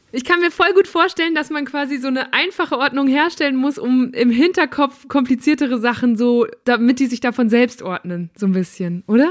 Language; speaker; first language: German; native; German